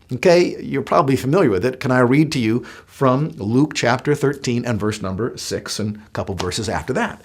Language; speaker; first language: English; native; English